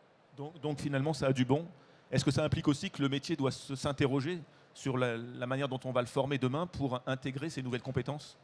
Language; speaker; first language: French; native; French